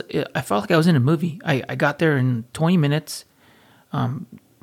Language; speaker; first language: English; native; English